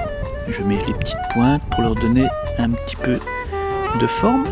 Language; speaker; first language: French; native; French